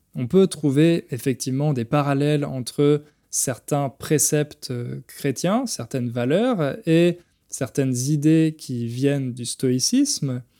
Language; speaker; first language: French; native; French